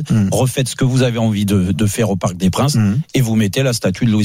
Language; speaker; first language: French; native; French